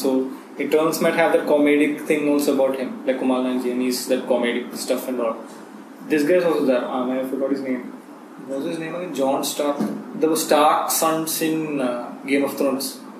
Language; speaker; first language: English; non-native, local second language; Malayalam